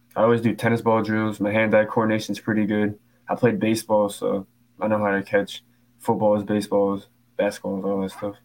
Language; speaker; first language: English; native; English